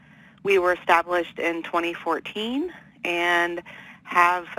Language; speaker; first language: English; native; English